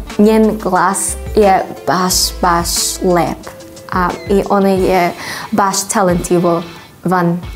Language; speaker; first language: Serbian; non-native, learner; English